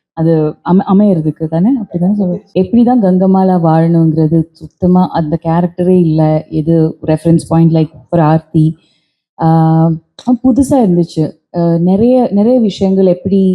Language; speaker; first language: Tamil; non-native, learner; Malayalam